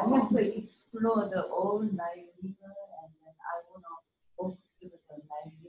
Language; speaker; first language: English; non-native, learner; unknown